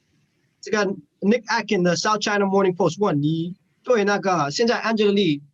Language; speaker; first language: Chinese; non-native, learner; English